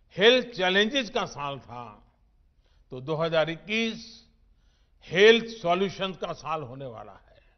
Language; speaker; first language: Hindi; non-native, local second language; Gujarati